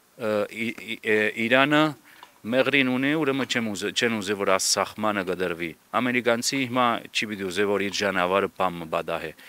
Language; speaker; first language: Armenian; early bilingual, heritage; Armenian